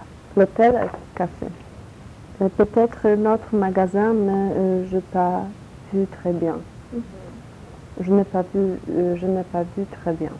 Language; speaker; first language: French; non-native, learner; Polish